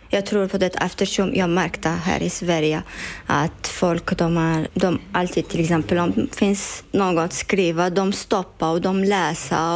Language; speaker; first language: Swedish; non-native, learner; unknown